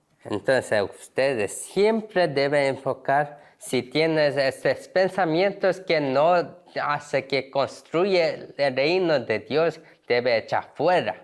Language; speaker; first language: Spanish; non-native, learner; Korean